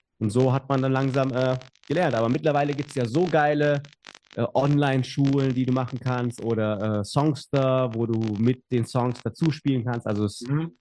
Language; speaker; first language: German; native; German